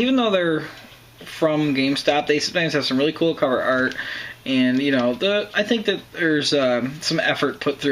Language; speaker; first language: English; native; English